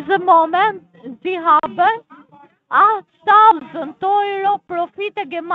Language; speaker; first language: German; non-native, learner; Italian